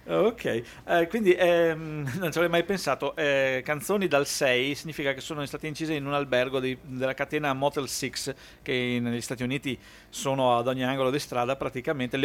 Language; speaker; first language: Italian; native; Italian